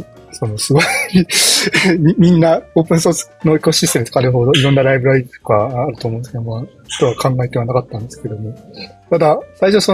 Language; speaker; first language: Japanese; native; Japanese